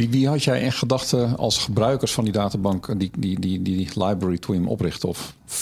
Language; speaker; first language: Dutch; native; Dutch